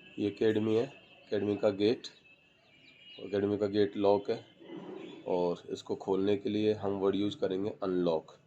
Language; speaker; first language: Hindi; native; Hindi